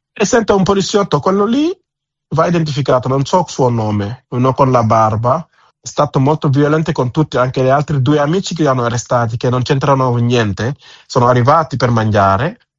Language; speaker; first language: Italian; non-native, fluent; Wolof